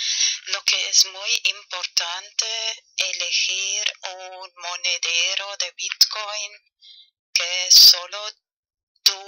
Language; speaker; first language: Spanish; non-native, fluent; German